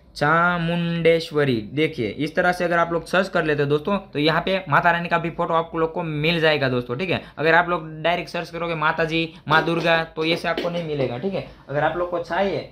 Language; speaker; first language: Hindi; non-native, local second language; Gujarati